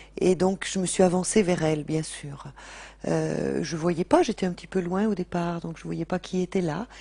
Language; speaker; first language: French; native; French